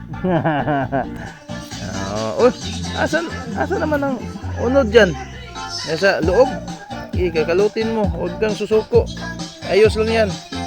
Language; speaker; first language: Filipino; non-native, local second language; Cebuano